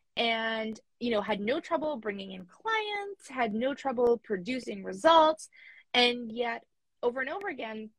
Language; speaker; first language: English; native; English